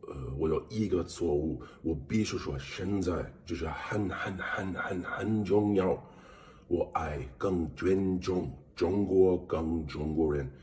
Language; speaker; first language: Chinese; non-native, learner; English